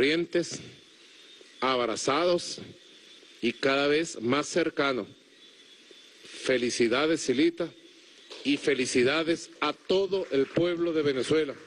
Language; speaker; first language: Spanish; native; Spanish